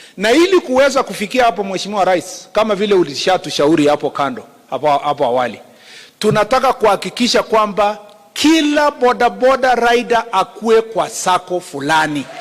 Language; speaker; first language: Swahili; non-native, local second language; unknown